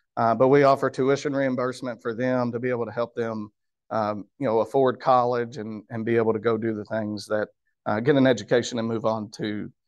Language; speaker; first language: English; native; English